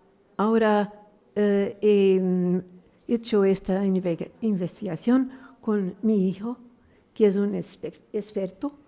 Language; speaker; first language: Spanish; non-native, learner; Portuguese